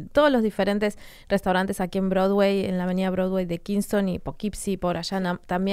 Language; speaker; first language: Spanish; native; Spanish